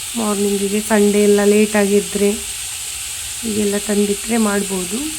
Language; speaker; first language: Kannada; non-native, local second language; Tulu